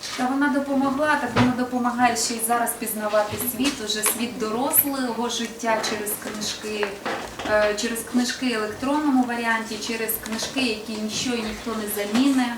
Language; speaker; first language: Ukrainian; non-native, local second language; Russian